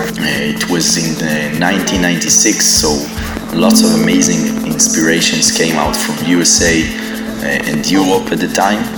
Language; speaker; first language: English; non-native, fluent; Hebrew